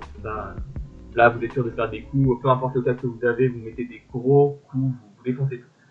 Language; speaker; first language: French; native; French